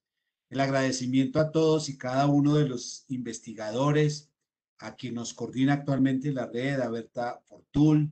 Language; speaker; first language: Spanish; native; Spanish